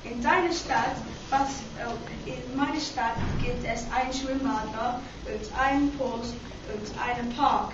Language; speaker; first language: German; non-native, learner; English